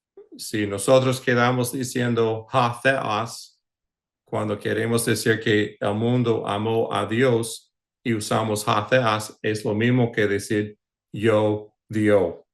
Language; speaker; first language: Spanish; early bilingual, heritage; English